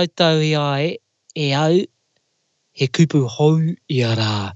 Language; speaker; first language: Māori; non-native, local second language; English